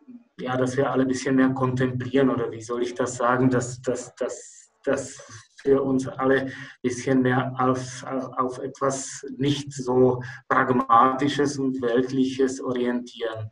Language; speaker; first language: German; non-native, fluent; Czech